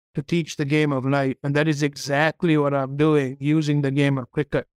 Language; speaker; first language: English; non-native, local second language; Tamil